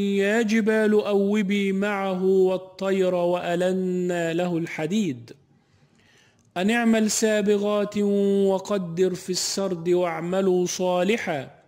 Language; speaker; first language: Arabic; native; Arabic